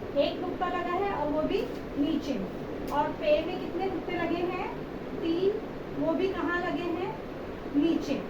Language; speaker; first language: Hindi; native; Hindi